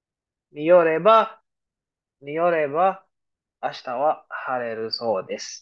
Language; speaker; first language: Japanese; non-native, fluent; Filipino